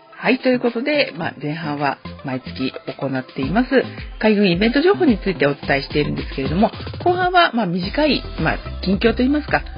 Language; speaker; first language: Japanese; native; Japanese